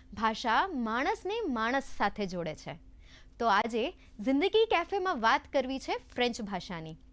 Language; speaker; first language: Gujarati; native; Gujarati